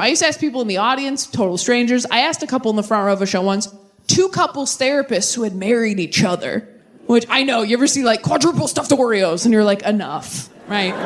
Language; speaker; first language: English; native; English